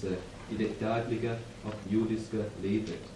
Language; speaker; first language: Swedish; non-native, fluent; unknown